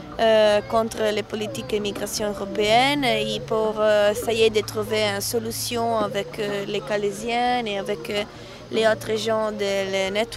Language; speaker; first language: French; non-native, learner; Italian